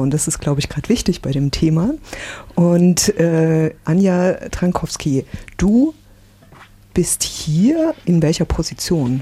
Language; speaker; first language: German; native; German